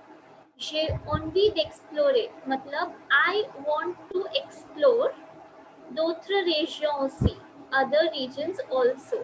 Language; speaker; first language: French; non-native, fluent; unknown